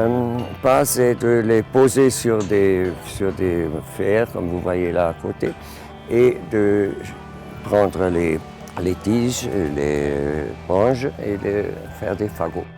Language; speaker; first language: French; non-native, fluent; German